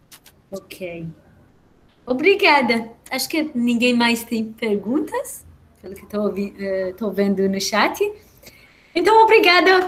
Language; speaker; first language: Portuguese; non-native, fluent; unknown